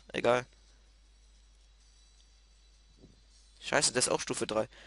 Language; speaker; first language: German; native; German